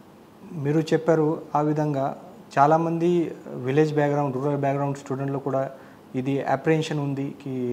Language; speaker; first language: Telugu; non-native, learner; Marathi